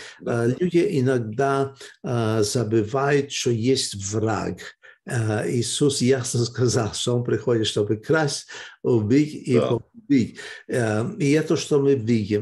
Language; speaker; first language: Russian; early bilingual, heritage; Russian